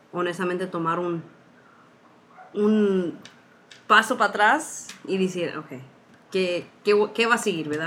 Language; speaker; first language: Spanish; early bilingual, heritage; Spanish